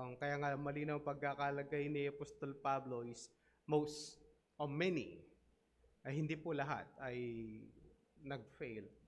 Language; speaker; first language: Filipino; non-native, local second language; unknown